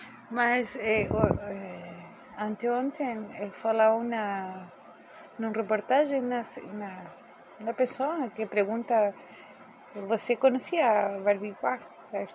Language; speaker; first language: Portuguese; non-native, fluent; Spanish